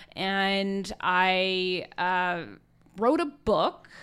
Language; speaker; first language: English; native; English